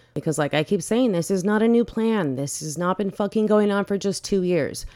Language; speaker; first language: English; native; English